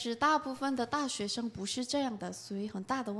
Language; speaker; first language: Chinese; non-native, fluent; Korean